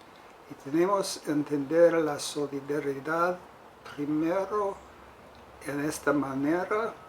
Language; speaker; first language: Spanish; non-native, fluent; English